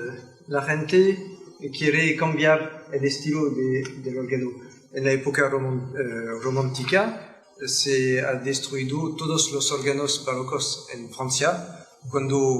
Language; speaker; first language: Spanish; non-native, learner; French